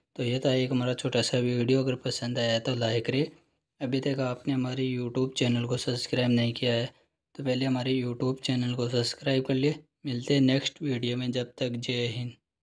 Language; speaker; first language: Hindi; native; Hindi